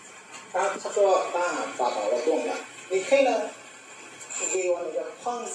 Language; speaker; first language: Chinese; non-native, learner; Bangla